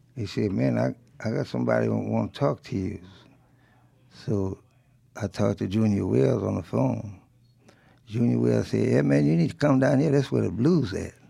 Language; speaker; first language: English; early bilingual, other home language; French